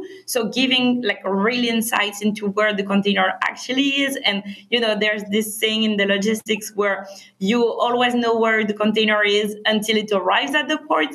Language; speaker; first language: English; non-native, fluent; French